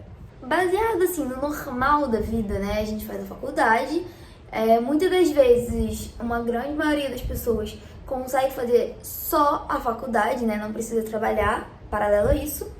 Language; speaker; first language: Portuguese; native; Portuguese